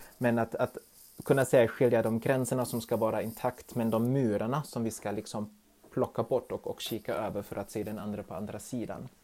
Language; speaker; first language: Swedish; non-native, fluent; German